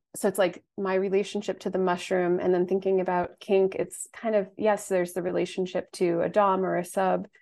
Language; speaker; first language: English; native; English